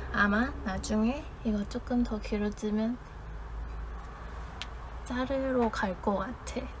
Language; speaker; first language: Korean; non-native, fluent; Chinese